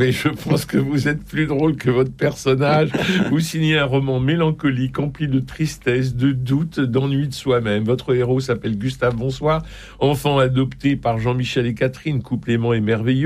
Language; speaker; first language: French; native; French